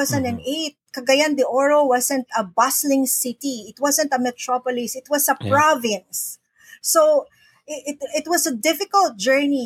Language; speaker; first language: English; non-native, local second language; Filipino